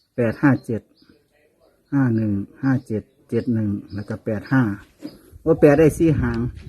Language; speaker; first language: Thai; native; Thai